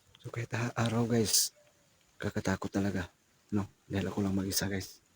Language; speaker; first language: Filipino; non-native, local second language; Cebuano